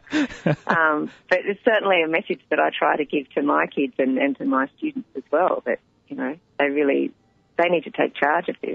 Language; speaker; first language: English; native; English